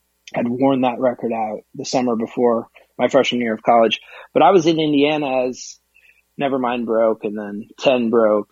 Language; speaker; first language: English; native; English